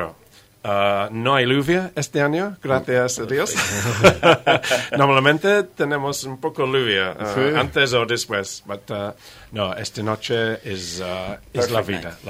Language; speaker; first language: Spanish; non-native, learner; English